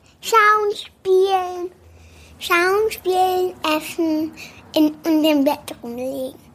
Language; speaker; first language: German; early bilingual, heritage; German